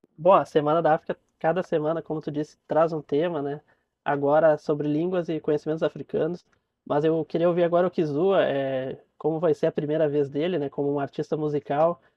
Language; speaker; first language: Portuguese; native; Portuguese